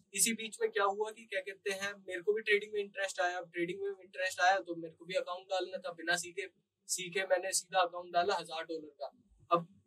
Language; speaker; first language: Hindi; native; Hindi